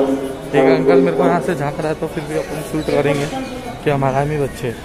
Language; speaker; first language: Hindi; native; Hindi